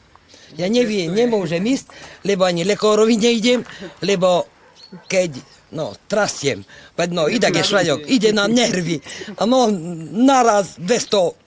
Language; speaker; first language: Slovak; non-native, local second language; Hungarian